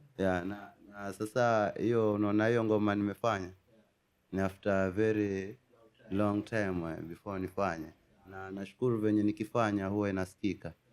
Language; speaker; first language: Swahili; native; Swahili